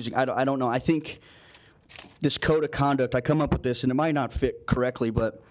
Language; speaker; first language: English; native; English